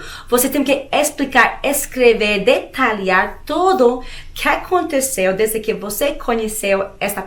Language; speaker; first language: Portuguese; non-native, fluent; Spanish